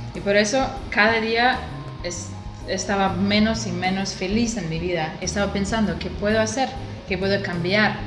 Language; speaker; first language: Spanish; non-native, learner; Russian